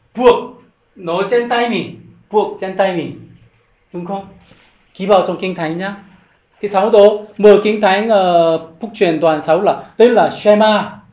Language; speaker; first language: Vietnamese; non-native, learner; Korean